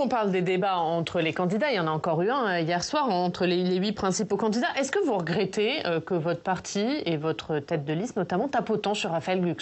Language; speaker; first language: French; native; French